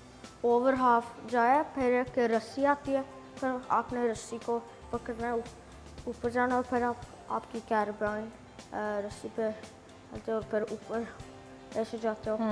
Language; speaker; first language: Hindi; early bilingual, heritage; Hindi